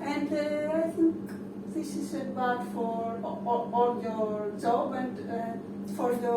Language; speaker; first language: English; non-native, learner; Greek